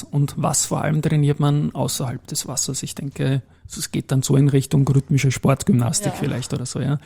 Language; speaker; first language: German; native; German